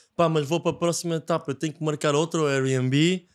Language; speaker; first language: Portuguese; non-native, fluent; English